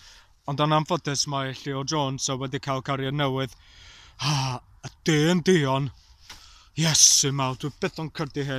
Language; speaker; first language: Welsh; non-native, learner; English